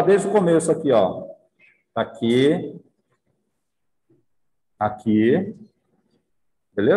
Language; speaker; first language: Portuguese; native; Portuguese